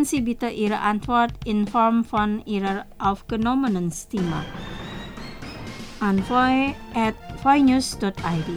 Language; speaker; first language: German; non-native, fluent; Indonesian